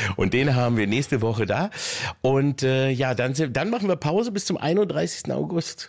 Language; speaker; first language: German; native; German